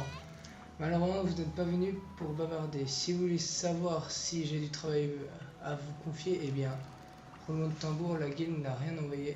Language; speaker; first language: French; native; French